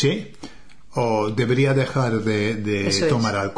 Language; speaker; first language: Spanish; non-native, fluent; English